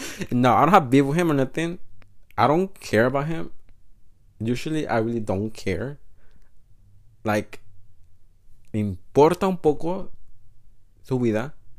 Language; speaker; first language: English; non-native, fluent; Spanish